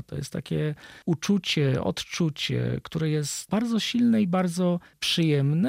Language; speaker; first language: Polish; native; Polish